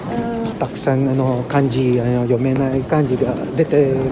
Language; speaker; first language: Japanese; non-native, learner; Filipino